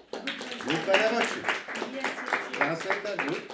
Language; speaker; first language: English; non-native, learner; Hungarian